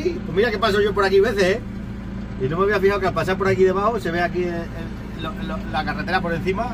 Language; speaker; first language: Spanish; native; Spanish